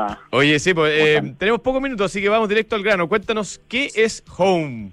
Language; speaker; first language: Spanish; native; Spanish